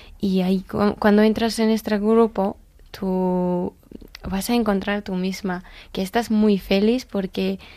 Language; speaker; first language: Spanish; non-native, learner; Georgian